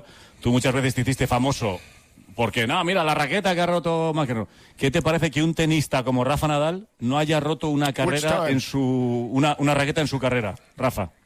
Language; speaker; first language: Spanish; native; Spanish